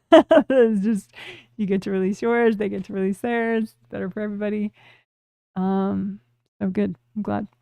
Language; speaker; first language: English; native; English